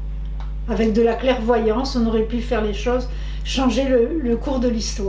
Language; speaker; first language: French; native; French